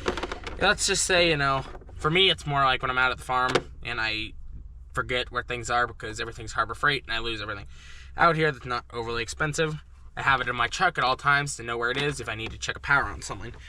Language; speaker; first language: English; native; English